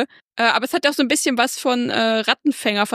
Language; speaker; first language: German; native; German